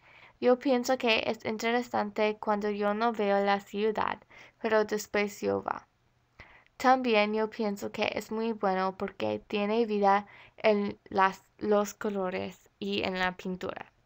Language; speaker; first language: Spanish; non-native, learner; English